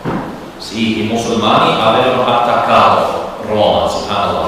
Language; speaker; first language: Italian; non-native, learner; English